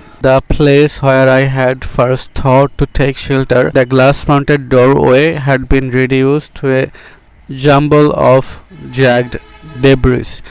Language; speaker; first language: English; non-native, local second language; Bangla